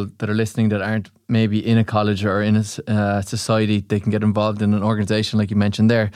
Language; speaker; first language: English; native; English